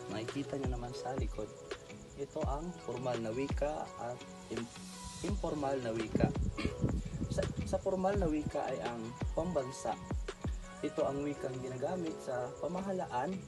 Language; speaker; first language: Filipino; non-native, local second language; Cebuano